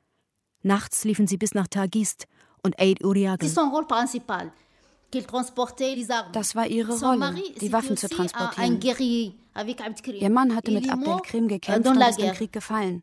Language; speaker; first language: German; native; German